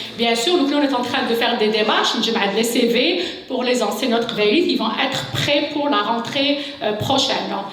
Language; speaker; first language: French; non-native, local second language; Kabyle